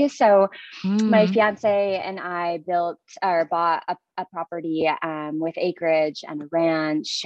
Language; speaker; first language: English; native; English